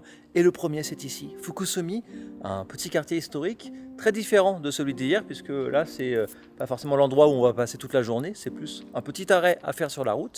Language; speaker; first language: French; native; French